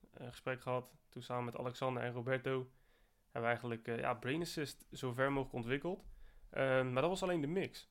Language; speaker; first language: Dutch; native; Dutch